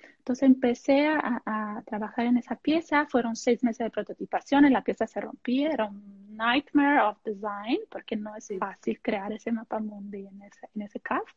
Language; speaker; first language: Spanish; non-native, fluent; Italian